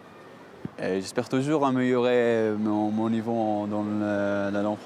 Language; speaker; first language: French; non-native, learner; Arabic